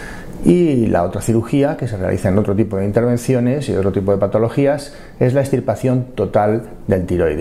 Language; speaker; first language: Spanish; native; Spanish